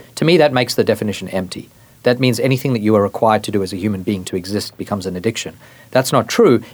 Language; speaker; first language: English; native; English